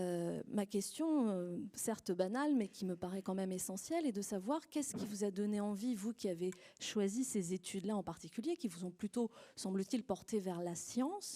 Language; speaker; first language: French; native; French